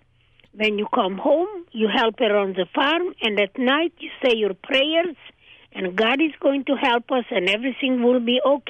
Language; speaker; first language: English; non-native, fluent; Hungarian